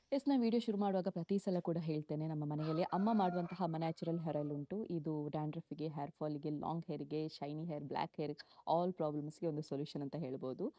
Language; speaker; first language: Kannada; non-native, local second language; Tulu